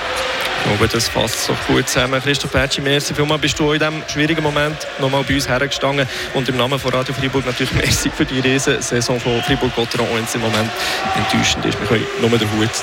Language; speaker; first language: German; native; German